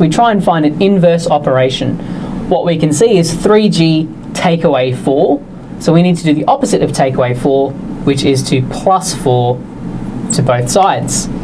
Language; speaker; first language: English; native; English